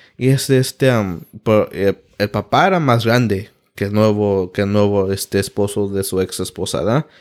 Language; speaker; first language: Spanish; early bilingual, heritage; Spanish